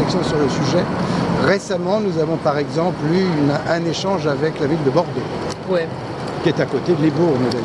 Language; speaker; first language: French; native; French